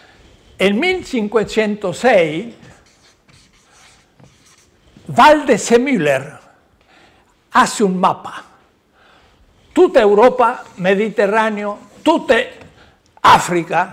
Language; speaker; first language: Italian; non-native, learner; Spanish